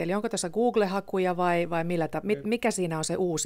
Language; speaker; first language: Finnish; native; Finnish